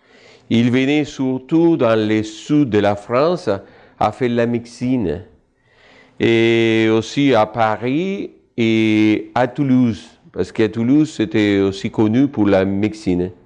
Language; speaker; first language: French; non-native, fluent; Spanish